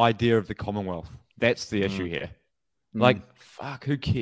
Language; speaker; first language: English; native; English